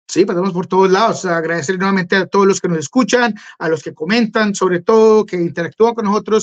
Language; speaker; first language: Spanish; native; Spanish